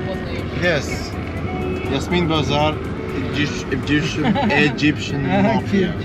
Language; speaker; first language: English; non-native, learner; Serbian